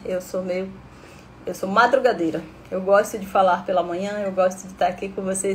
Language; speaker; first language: Portuguese; native; Portuguese